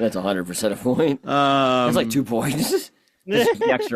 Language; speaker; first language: English; native; English